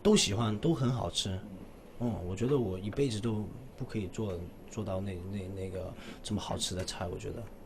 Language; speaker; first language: Chinese; non-native, local second language; Cantonese